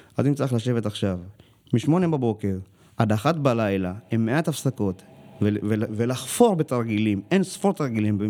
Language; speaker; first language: Hebrew; early bilingual, other home language; Amharic